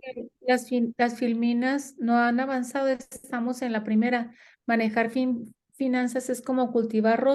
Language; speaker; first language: Spanish; native; Spanish